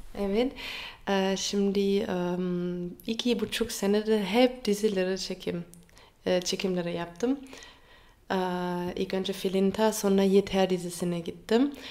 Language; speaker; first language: Turkish; non-native, fluent; German